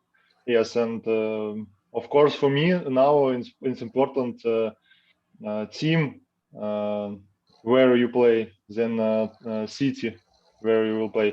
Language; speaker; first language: English; non-native, learner; Russian